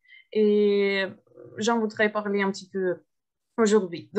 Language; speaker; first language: French; non-native, fluent; Russian